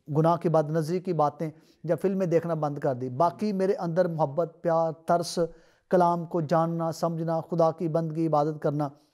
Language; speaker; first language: Urdu; non-native, local second language; Punjabi